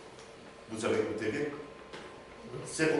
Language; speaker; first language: French; non-native, learner; Spanish